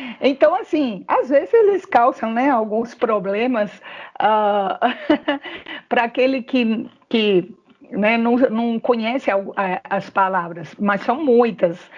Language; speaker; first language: Portuguese; non-native, fluent; Spanish